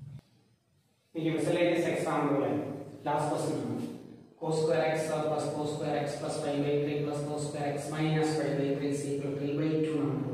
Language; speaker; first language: Malayalam; native; Malayalam